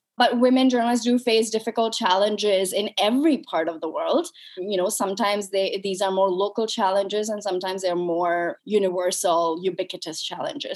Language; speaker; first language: English; non-native, local second language; Urdu